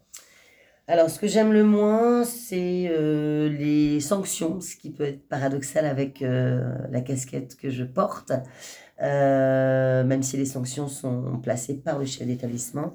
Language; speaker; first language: French; native; French